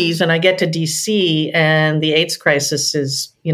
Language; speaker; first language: English; native; English